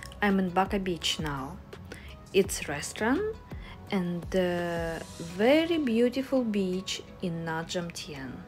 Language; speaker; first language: English; non-native, learner; Russian